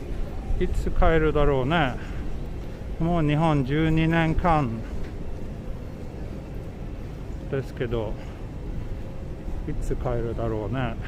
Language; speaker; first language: Japanese; non-native, fluent; Swedish